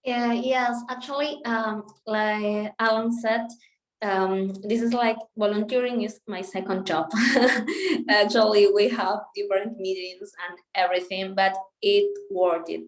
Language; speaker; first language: English; non-native, local second language; Spanish